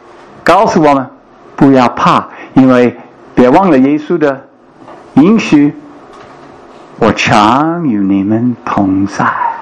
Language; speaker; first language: Chinese; non-native, fluent; English